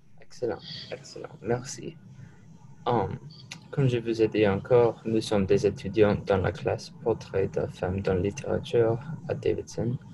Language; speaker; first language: French; non-native, learner; English